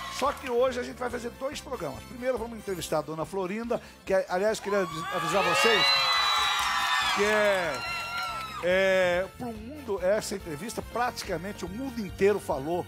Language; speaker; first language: Portuguese; native; Portuguese